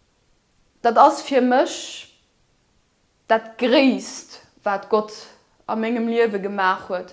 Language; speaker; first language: German; non-native, local second language; Luxembourgish